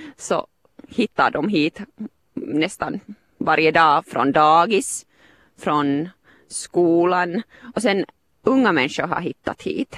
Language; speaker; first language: Swedish; non-native, local second language; Finnish